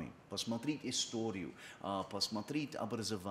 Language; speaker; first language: Russian; non-native, learner; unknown